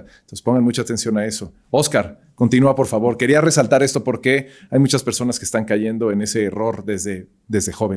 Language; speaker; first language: Spanish; native; Spanish